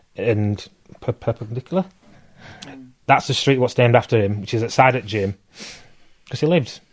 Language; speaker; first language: English; native; English